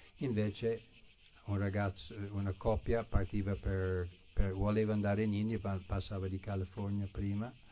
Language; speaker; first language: Italian; non-native, fluent; English